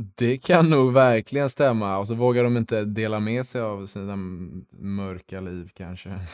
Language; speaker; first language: Swedish; early bilingual, heritage; Swedish